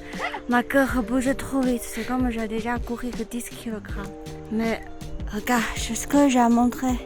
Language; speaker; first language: French; non-native, learner; Chinese